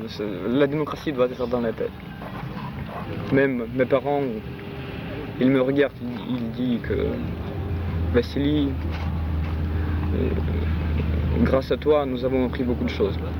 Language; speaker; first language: French; non-native, fluent; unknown